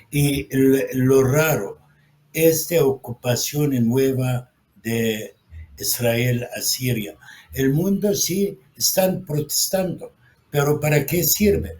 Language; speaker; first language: Spanish; non-native, fluent; Arabic